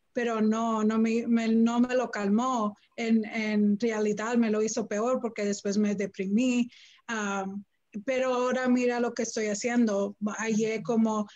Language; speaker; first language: Spanish; early bilingual, heritage; Spanish